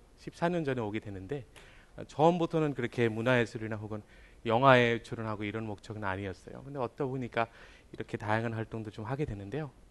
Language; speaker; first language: Korean; non-native, fluent; Bangla